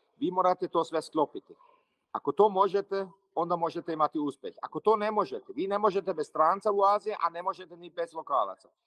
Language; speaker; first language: Croatian; early bilingual, heritage; Croatian